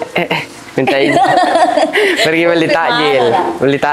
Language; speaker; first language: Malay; early bilingual, heritage; Malay